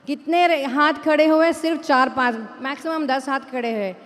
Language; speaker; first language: Hindi; non-native, local second language; Marathi